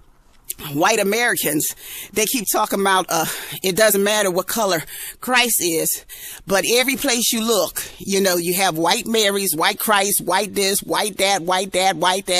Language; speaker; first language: English; native; English